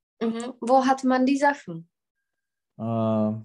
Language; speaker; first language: German; non-native, fluent; Czech